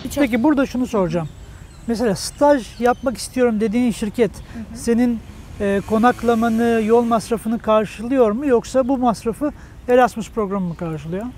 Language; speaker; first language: Turkish; native; Turkish